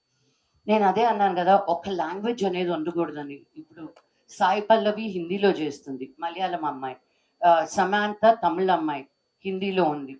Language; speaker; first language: Telugu; native; Telugu